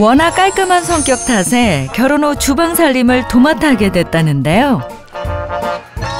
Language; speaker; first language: Korean; native; Korean